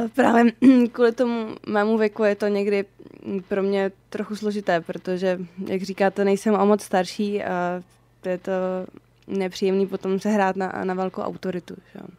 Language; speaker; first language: Czech; native; Czech